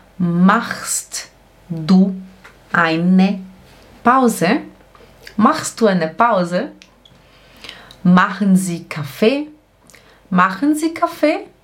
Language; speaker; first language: German; non-native, fluent; Portuguese